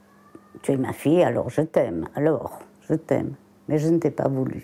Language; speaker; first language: French; early bilingual, other home language; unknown